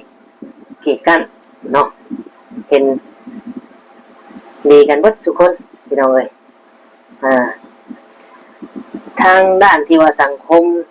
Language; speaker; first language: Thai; non-native, local second language; Lao